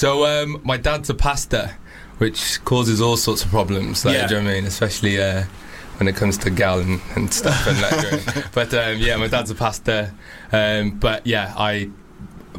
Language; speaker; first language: English; native; English